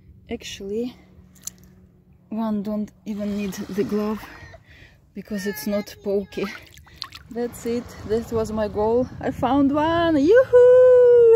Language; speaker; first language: English; non-native, fluent; Russian